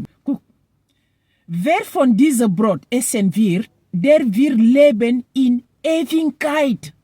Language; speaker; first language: German; non-native, learner; French